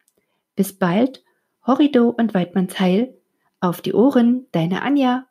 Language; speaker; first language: German; native; German